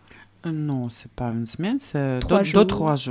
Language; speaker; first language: French; non-native, learner; Russian